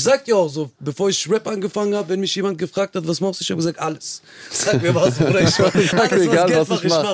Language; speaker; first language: German; early bilingual, other home language; Kurdish